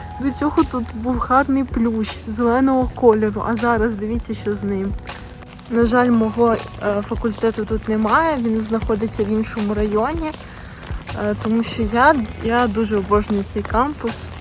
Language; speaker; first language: Ukrainian; native; Ukrainian